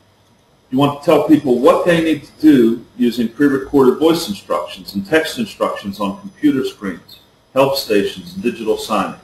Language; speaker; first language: English; native; English